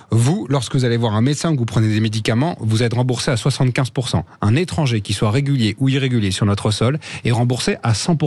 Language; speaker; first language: French; native; French